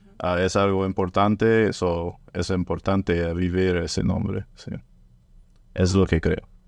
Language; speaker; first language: Spanish; non-native, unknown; French